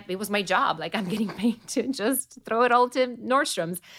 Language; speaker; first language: English; non-native, fluent; Romanian